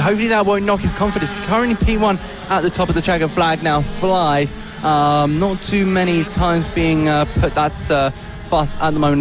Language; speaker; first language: English; native; English